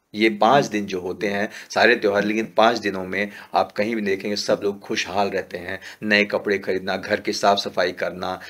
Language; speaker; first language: Hindi; native; Hindi